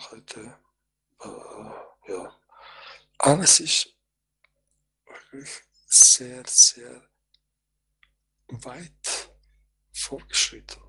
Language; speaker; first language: German; non-native, fluent; Croatian